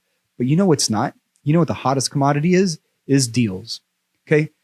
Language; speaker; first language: English; native; English